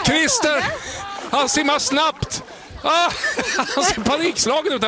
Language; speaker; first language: Swedish; native; Swedish